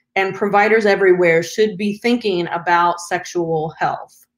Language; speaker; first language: English; native; English